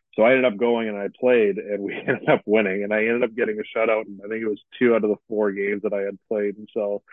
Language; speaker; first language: English; native; English